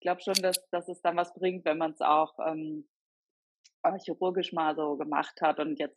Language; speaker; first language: German; native; German